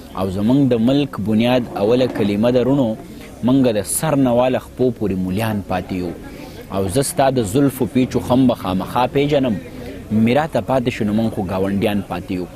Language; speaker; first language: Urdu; non-native, local second language; Pashto